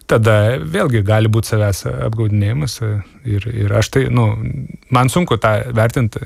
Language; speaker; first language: Lithuanian; native; Lithuanian